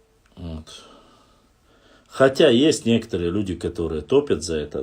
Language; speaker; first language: Russian; non-native, local second language; Chechen